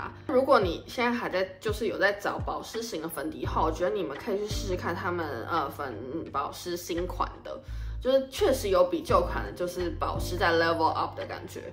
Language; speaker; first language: Chinese; native; Chinese